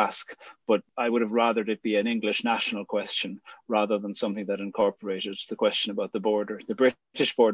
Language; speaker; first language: English; native; English